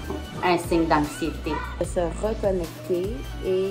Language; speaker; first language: French; native; French